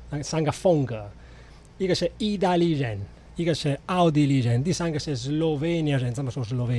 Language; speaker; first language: Chinese; non-native, fluent; Italian